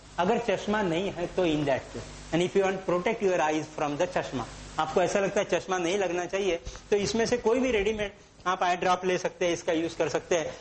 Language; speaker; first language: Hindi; native; Hindi